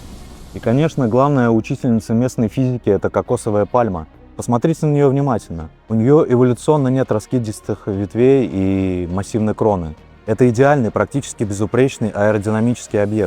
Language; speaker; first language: Russian; native; Russian